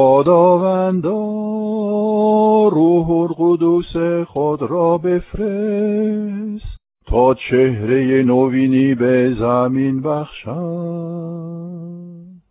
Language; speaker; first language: Persian; non-native, fluent; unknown